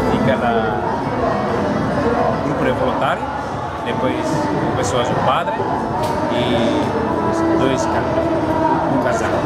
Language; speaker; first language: Portuguese; non-native, learner; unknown